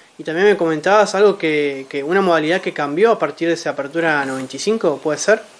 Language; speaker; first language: Spanish; native; Spanish